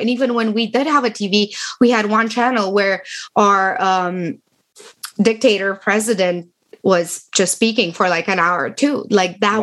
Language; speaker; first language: English; non-native, fluent; Romanian